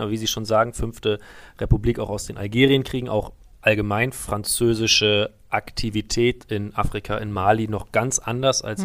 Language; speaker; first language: German; native; German